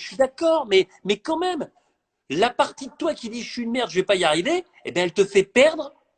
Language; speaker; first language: French; native; French